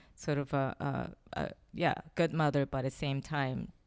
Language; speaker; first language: English; non-native, fluent; Korean